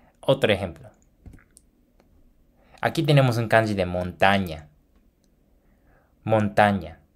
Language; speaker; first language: Spanish; non-native, fluent; Japanese